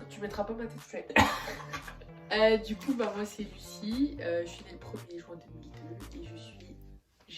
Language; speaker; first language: French; native; French